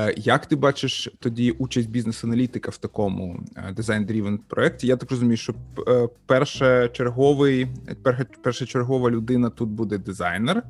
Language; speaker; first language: Ukrainian; non-native, local second language; Russian